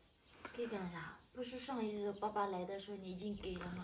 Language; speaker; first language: Chinese; non-native, fluent; Lao